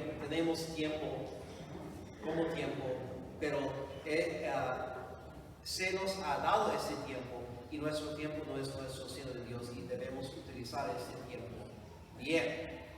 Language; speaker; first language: Spanish; non-native, fluent; English